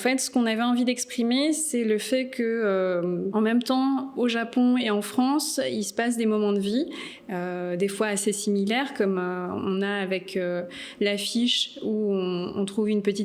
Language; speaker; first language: French; native; French